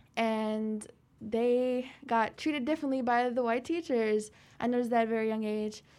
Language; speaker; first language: English; native; English